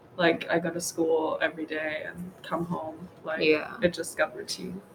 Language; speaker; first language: English; non-native, fluent; German